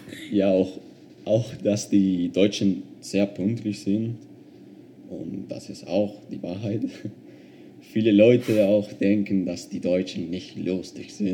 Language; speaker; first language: German; non-native, fluent; Spanish